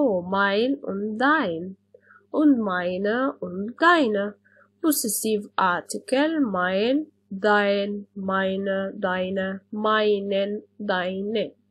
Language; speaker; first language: German; non-native, fluent; Arabic